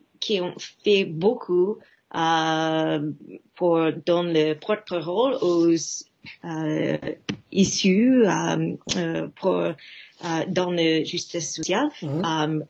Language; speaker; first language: French; non-native, fluent; English